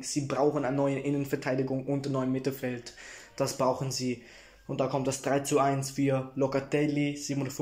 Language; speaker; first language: German; early bilingual, heritage; Italian